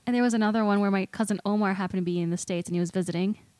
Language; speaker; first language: English; early bilingual, other home language; Spanish